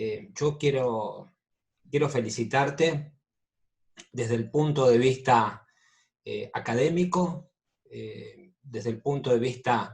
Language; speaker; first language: Spanish; native; Spanish